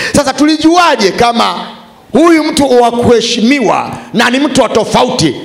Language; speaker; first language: Swahili; native; Swahili